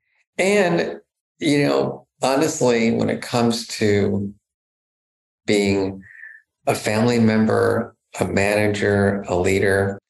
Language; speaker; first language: English; native; English